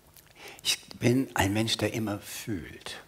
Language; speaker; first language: German; non-native, fluent; English